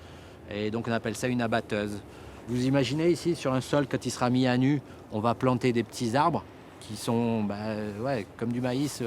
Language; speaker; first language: French; native; French